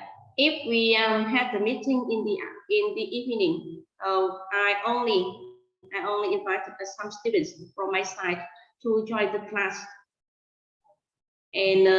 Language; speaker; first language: English; non-native, fluent; Vietnamese